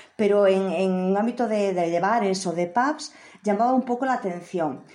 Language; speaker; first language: Spanish; native; Spanish